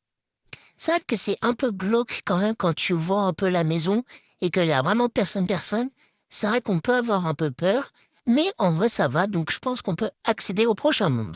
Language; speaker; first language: French; native; French